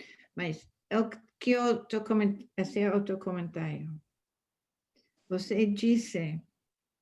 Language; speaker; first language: Portuguese; non-native, fluent; English